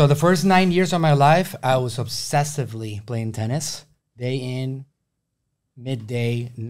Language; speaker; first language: English; native; English